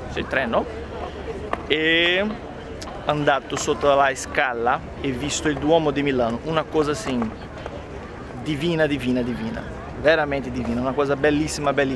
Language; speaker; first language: Italian; non-native, learner; Portuguese